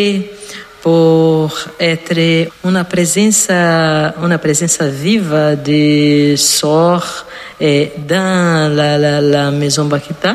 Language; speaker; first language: French; non-native, fluent; Portuguese